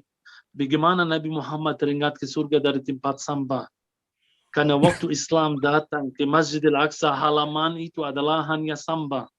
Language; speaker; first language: Indonesian; non-native, fluent; Arabic